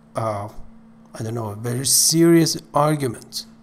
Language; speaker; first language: English; non-native, fluent; Persian